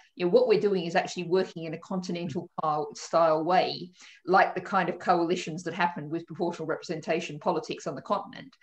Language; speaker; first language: English; native; English